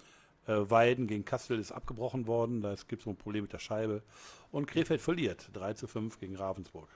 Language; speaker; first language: German; native; German